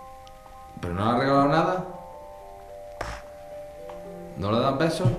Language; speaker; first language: Spanish; native; Spanish